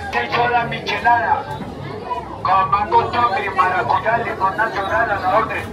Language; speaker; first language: Spanish; native; Spanish